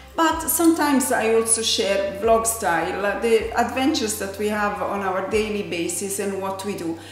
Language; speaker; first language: English; non-native, fluent; Italian